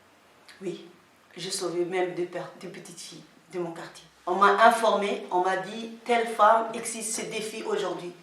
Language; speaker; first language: French; non-native, local second language; Somali